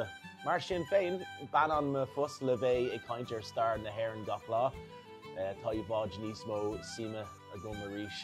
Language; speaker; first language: Irish; non-native, local second language; English